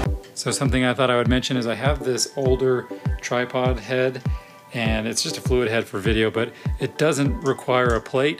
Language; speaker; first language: English; native; English